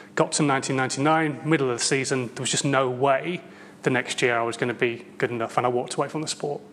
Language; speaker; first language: English; native; English